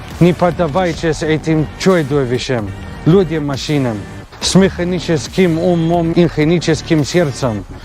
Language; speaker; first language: Russian; non-native, learner; English